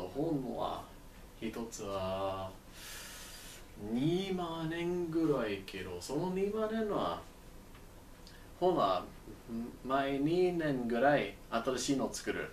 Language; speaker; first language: Japanese; non-native, learner; English